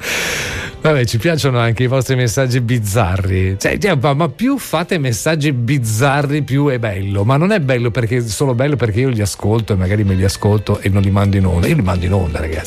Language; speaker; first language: Italian; native; Italian